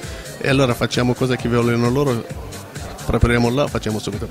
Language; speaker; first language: Italian; non-native, learner; Turkish